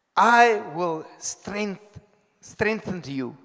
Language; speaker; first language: English; non-native, local second language; Afrikaans